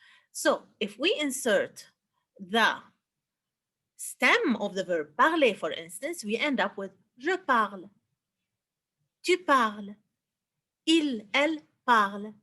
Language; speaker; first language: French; non-native, fluent; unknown